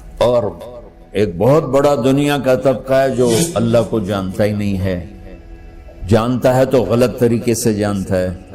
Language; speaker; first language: Urdu; non-native, local second language; Punjabi